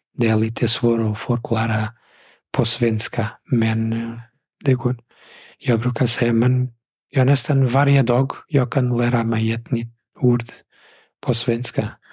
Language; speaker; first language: Swedish; non-native, fluent; Portuguese